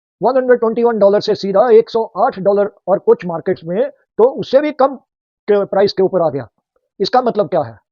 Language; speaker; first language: Hindi; native; Hindi